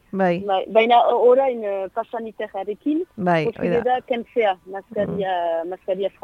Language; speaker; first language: Basque; non-native, local second language; French